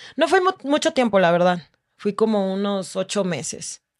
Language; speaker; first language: Spanish; native; Spanish